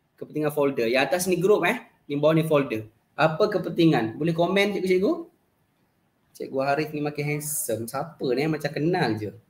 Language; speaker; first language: Malay; native; Malay